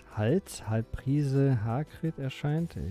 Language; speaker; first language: German; native; German